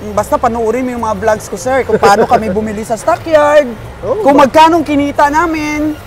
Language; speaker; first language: Filipino; non-native, local second language; Aklanon